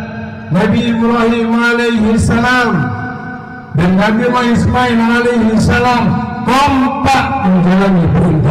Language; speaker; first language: Indonesian; native; Indonesian